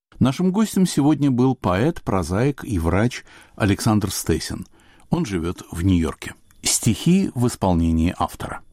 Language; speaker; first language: Russian; native; Russian